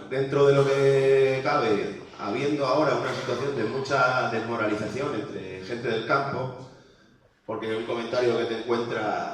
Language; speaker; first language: Spanish; native; Spanish